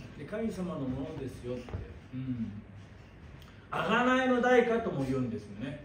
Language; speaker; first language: Japanese; native; Japanese